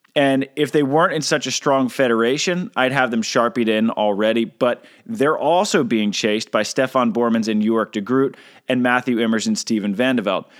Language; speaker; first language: English; native; English